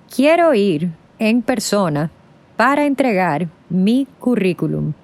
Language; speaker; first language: Spanish; native; Spanish